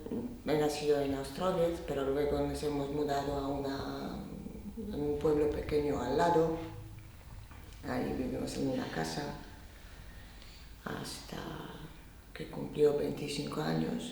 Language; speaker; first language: Spanish; non-native, fluent; Polish